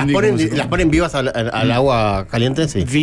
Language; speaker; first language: Spanish; native; Spanish